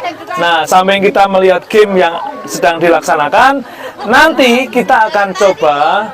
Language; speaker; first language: Indonesian; native; Indonesian